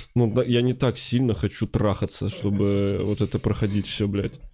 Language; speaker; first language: Russian; native; Russian